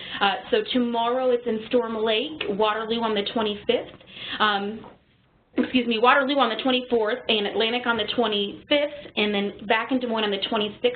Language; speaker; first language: English; native; English